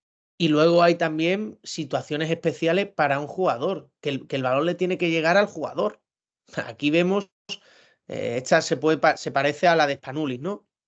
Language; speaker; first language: Spanish; native; Spanish